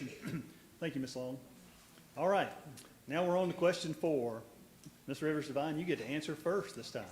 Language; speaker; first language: English; native; English